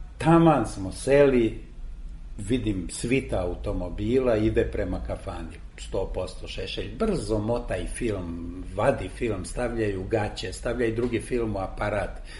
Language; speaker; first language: Serbian; non-native, local second language; Hungarian